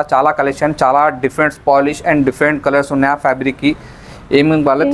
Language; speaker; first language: Telugu; non-native, local second language; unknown